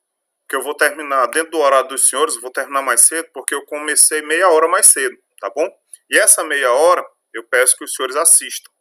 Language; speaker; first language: Portuguese; native; Portuguese